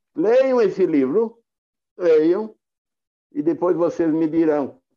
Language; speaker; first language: Portuguese; native; Portuguese